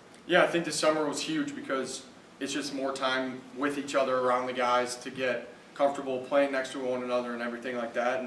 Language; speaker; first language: English; native; English